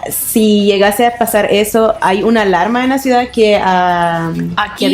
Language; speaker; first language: Spanish; native; Spanish